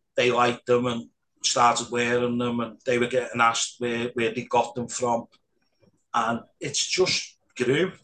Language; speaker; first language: English; native; English